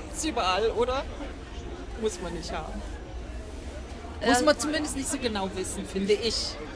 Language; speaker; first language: German; non-native, learner; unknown